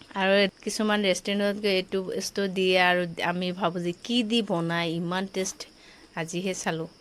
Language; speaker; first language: Assamese; native; Assamese